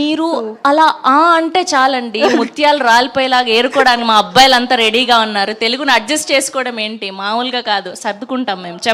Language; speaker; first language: Telugu; native; Telugu